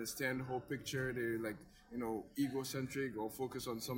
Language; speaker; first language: English; non-native, fluent; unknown